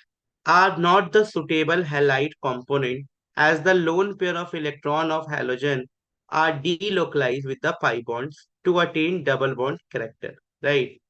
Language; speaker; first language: English; non-native, local second language; Hindi